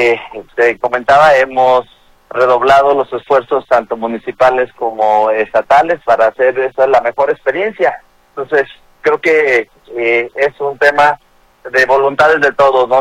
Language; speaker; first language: Spanish; native; Spanish